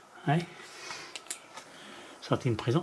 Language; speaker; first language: French; native; French